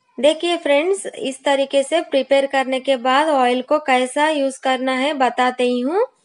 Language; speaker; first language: Hindi; non-native, local second language; Kannada